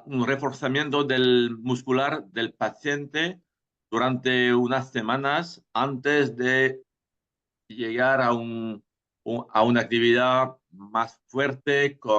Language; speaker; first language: Spanish; non-native, fluent; French